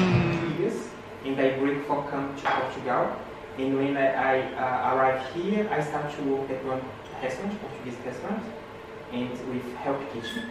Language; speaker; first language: English; non-native, learner; Portuguese